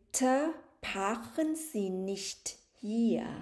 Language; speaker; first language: German; non-native, fluent; Thai